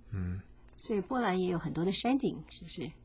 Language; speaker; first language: Chinese; native; Chinese